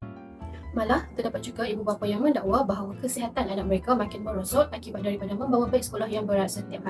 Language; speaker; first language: Malay; native; Malay